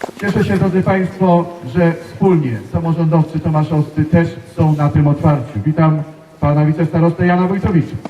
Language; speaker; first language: Polish; native; Polish